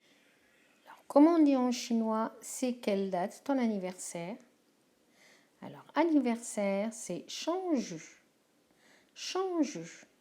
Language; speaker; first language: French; non-native, fluent; Chinese